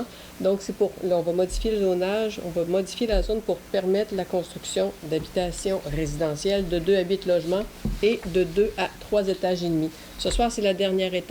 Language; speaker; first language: French; native; French